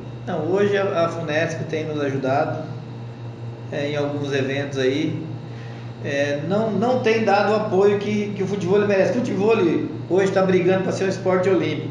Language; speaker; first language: Portuguese; native; Portuguese